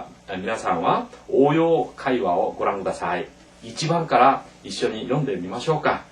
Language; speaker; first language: Japanese; non-native, fluent; Korean